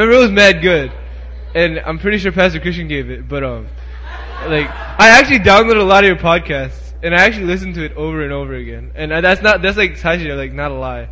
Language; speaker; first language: English; native; English